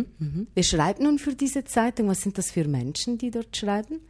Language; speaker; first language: German; native; German